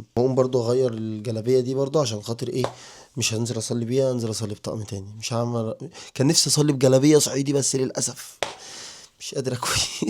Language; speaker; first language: Arabic; native; Arabic